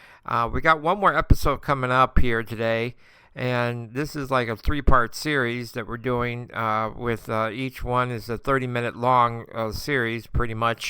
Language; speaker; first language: English; native; English